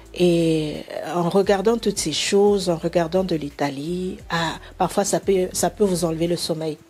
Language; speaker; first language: French; non-native, local second language; Bemba